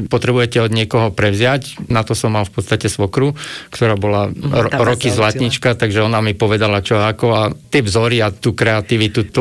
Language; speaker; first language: Slovak; native; Slovak